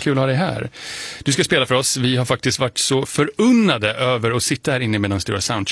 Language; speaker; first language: Swedish; native; Swedish